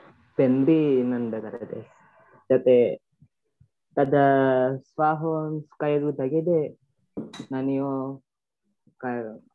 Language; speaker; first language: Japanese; non-native, learner; Indonesian